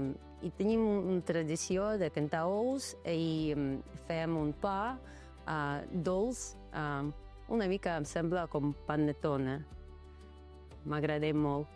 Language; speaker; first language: Catalan; non-native, learner; Ukrainian